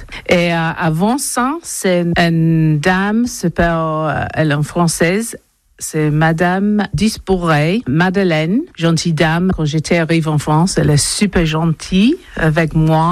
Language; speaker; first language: French; non-native, learner; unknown